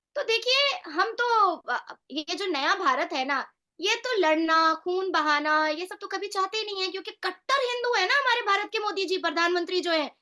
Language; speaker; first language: Hindi; native; Hindi